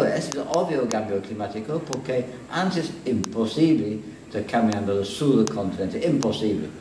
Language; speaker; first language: Spanish; non-native, learner; English